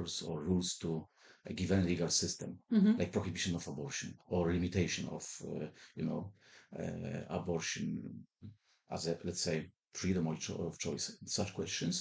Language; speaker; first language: English; non-native, fluent; Polish